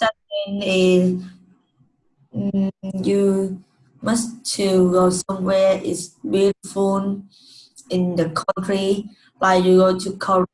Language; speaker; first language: English; non-native, learner; Vietnamese